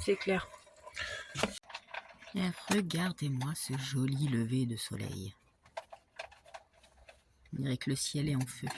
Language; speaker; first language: French; native; French